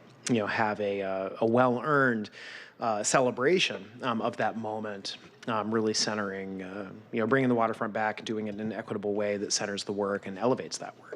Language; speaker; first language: English; native; English